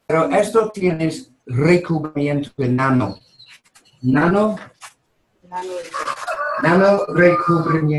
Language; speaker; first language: Spanish; non-native, learner; English